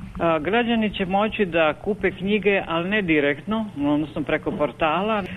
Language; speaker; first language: Serbian; native; Serbian